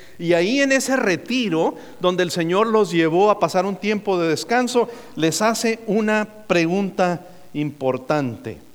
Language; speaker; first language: Spanish; native; Spanish